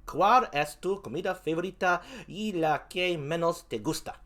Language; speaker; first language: Spanish; non-native, learner; English